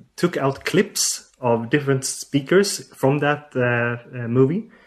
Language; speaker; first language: English; non-native, fluent; Swedish